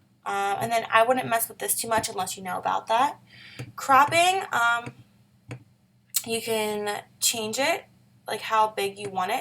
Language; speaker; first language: English; native; English